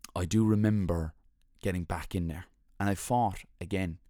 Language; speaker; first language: English; native; English